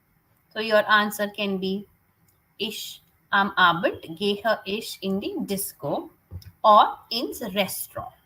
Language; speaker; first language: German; non-native, fluent; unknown